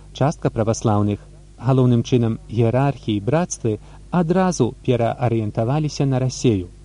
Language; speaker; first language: Belarusian; native; Belarusian